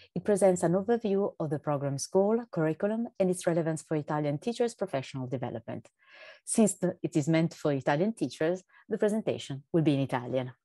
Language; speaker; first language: English; non-native, fluent; Italian